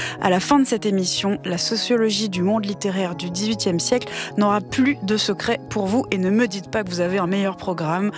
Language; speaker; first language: French; native; French